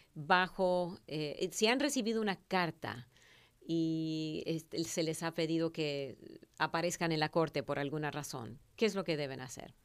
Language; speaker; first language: Spanish; native; Spanish